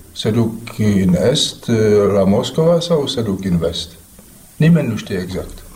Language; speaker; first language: Romanian; non-native, fluent; Czech